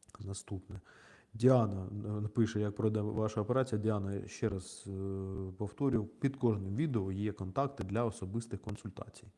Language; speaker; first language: Ukrainian; non-native, local second language; Russian